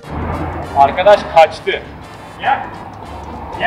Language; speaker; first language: Turkish; native; Turkish